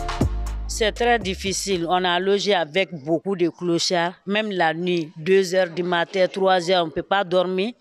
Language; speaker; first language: French; non-native, learner; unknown